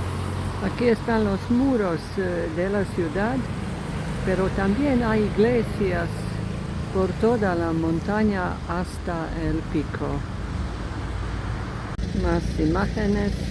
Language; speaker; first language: Spanish; non-native, fluent; Croatian